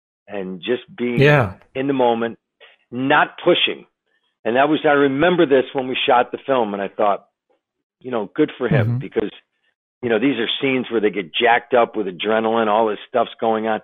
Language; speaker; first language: English; native; English